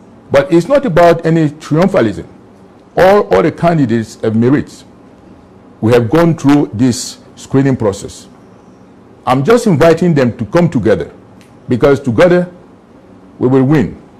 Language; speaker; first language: English; non-native, local second language; French